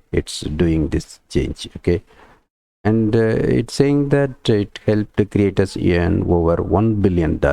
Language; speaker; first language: English; non-native, local second language; Tamil